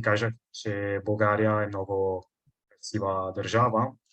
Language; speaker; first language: Bulgarian; non-native, learner; Italian